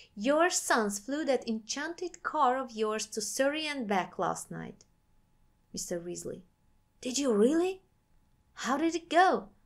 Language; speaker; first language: English; non-native, fluent; Hungarian